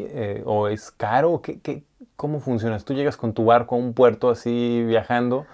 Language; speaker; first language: Spanish; native; Spanish